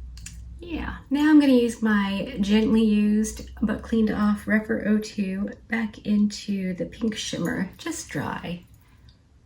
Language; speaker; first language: English; native; English